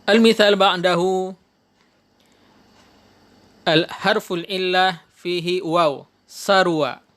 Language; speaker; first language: Arabic; non-native, fluent; Indonesian